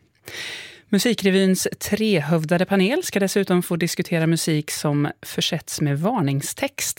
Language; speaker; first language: Swedish; native; Swedish